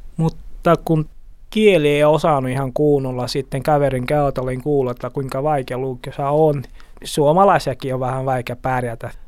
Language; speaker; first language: Finnish; non-native, learner; Portuguese